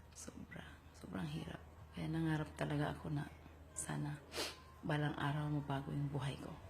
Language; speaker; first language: Filipino; non-native, local second language; Cebuano